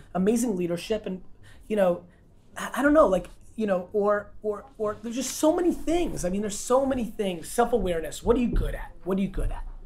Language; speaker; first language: English; non-native, fluent; Russian